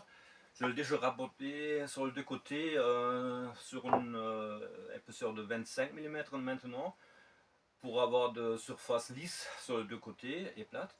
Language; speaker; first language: French; non-native, fluent; German